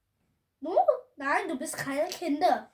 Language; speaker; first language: German; non-native, learner; Hindi